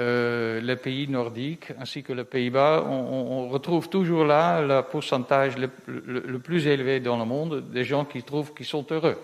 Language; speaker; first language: French; non-native, fluent; Dutch